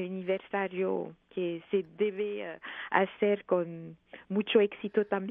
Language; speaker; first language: Spanish; non-native, fluent; French